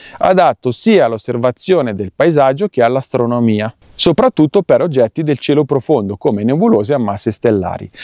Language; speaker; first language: Italian; native; Italian